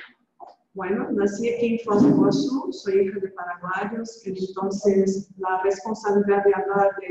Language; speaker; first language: Spanish; early bilingual, heritage; Spanish